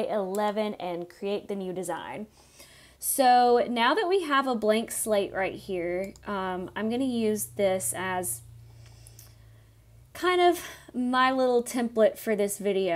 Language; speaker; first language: English; native; English